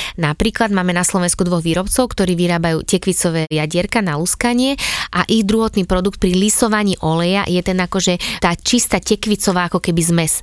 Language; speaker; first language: Slovak; native; Slovak